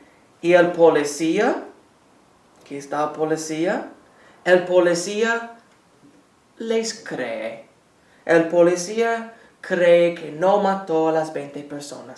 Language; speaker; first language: Spanish; non-native, fluent; English